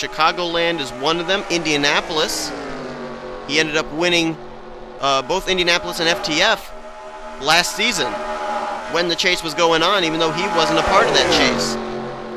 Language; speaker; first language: English; native; English